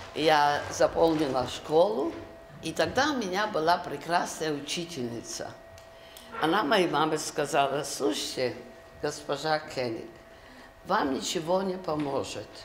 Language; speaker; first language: Russian; early bilingual, other home language; Yiddish